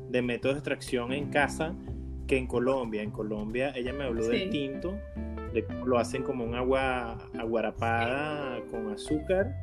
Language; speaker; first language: Spanish; native; Spanish